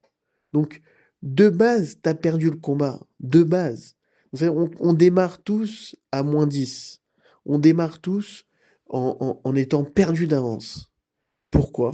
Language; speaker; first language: French; native; French